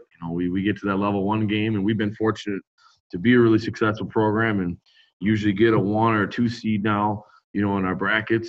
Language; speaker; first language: English; native; English